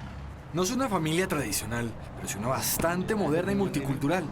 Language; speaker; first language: Spanish; native; Spanish